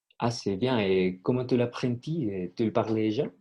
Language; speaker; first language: French; non-native, learner; Spanish